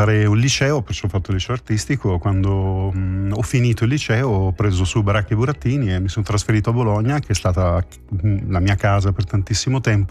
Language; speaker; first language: Italian; native; Italian